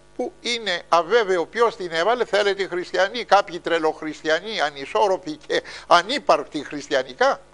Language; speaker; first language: Greek; native; Greek